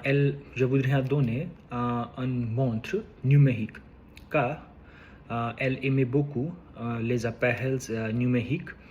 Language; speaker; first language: French; non-native, learner; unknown